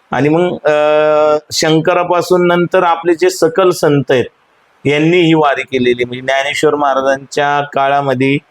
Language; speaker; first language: Marathi; native; Marathi